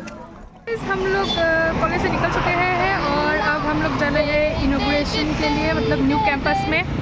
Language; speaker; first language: Hindi; non-native, local second language; Assamese